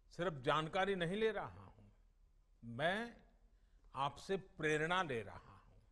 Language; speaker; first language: Hindi; non-native, local second language; Gujarati